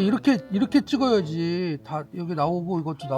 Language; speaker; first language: Korean; native; Korean